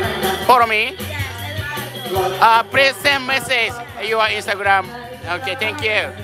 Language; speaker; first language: English; non-native, learner; Japanese